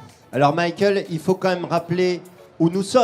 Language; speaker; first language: French; native; French